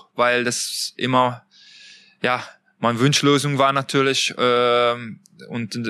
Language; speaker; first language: German; non-native, fluent; Hungarian